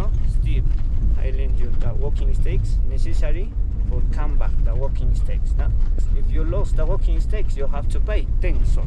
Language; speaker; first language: English; non-native, learner; Spanish